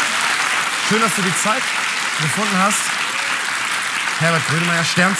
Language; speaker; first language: German; native; German